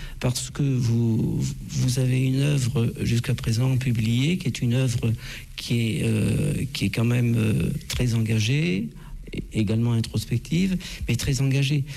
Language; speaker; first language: French; native; French